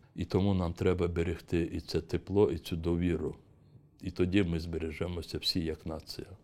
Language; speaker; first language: Ukrainian; non-native, local second language; Crimean Tatar